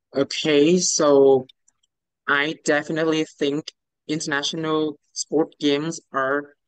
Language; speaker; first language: English; non-native, learner; Vietnamese